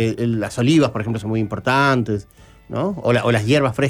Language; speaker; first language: Spanish; native; Spanish